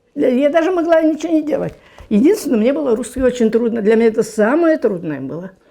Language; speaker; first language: Russian; non-native, local second language; German